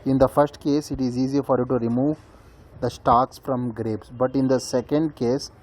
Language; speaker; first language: English; non-native, local second language; Kannada